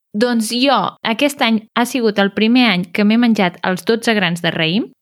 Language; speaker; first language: Catalan; native; Catalan